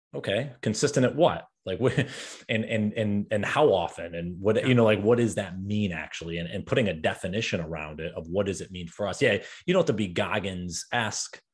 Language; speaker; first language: English; native; English